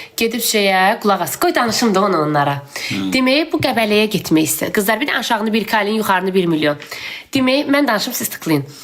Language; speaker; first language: Azerbaijani; native; Azerbaijani